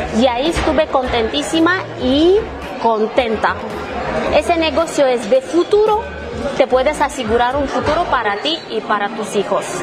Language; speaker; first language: Spanish; non-native, fluent; Romanian